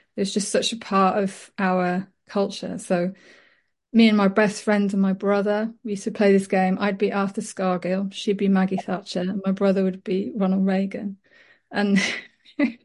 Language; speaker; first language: English; native; English